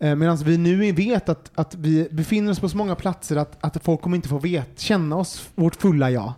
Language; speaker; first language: Swedish; native; Swedish